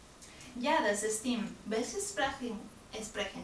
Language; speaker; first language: German; non-native, learner; Spanish